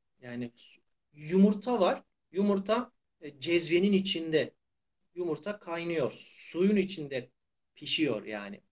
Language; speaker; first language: Turkish; native; Turkish